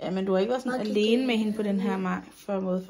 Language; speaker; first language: Danish; native; Danish